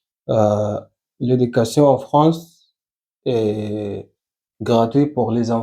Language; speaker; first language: French; non-native, learner; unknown